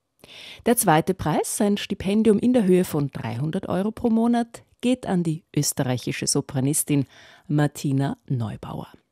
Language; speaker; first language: German; native; German